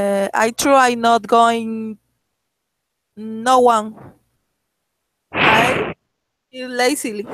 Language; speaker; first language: English; non-native, learner; Spanish